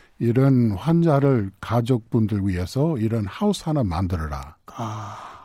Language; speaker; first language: Korean; non-native, fluent; English